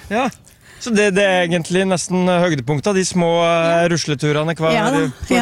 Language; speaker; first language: Norwegian; native; Norwegian